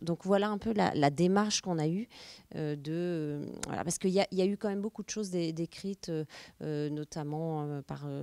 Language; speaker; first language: French; native; French